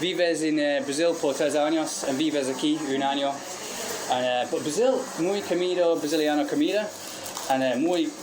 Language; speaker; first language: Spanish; non-native, learner; English